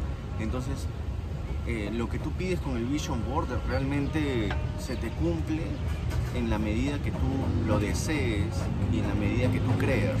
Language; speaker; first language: Spanish; native; Spanish